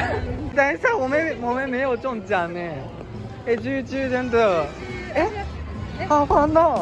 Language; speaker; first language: Chinese; non-native, fluent; Japanese